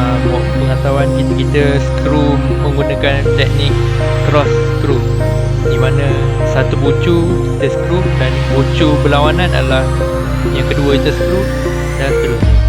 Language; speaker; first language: Malay; native; Malay